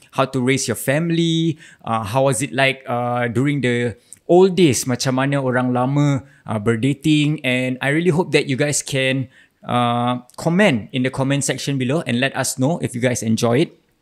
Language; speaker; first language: English; non-native, local second language; Malay